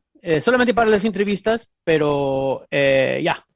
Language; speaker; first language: Spanish; non-native, fluent; English